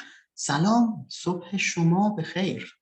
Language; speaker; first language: Persian; early bilingual, other home language; Indonesian